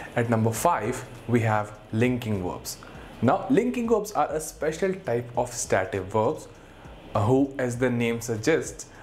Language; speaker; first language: Hindi; native; Hindi